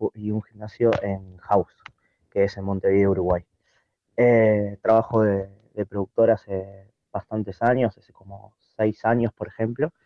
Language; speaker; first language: Spanish; native; Spanish